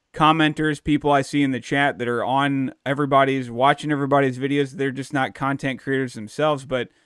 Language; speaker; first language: English; native; English